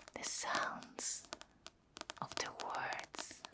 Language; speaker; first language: English; non-native, fluent; Italian